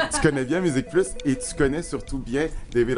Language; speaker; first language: French; native; French